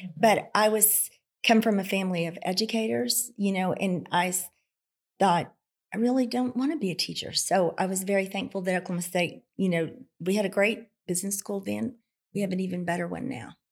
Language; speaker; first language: English; native; English